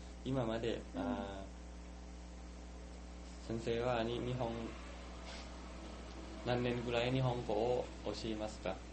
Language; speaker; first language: Japanese; non-native, learner; Thai